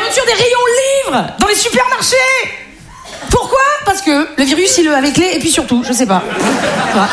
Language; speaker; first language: French; native; French